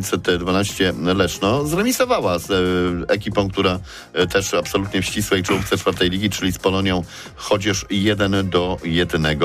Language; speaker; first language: Polish; native; Polish